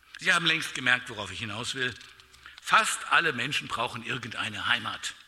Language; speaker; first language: German; native; German